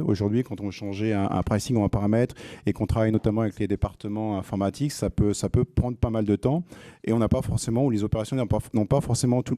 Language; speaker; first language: French; native; French